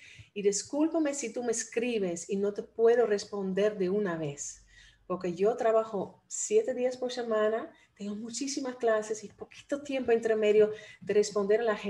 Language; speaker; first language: Spanish; non-native, fluent; Dutch